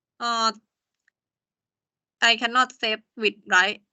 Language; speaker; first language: English; non-native, learner; Thai